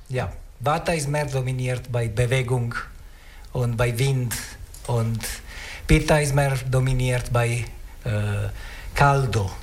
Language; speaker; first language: German; non-native, learner; Italian